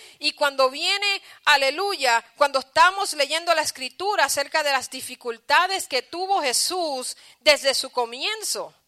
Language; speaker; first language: Spanish; early bilingual, heritage; Spanish